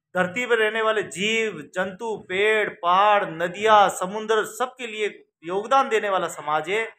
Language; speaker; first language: Hindi; native; Hindi